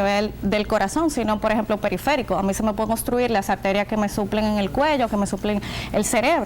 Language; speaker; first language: Spanish; native; Spanish